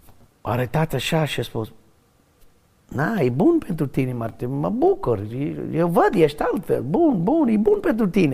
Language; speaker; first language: Romanian; non-native, learner; English